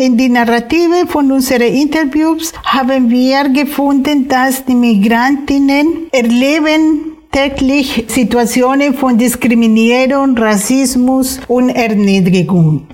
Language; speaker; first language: German; non-native, fluent; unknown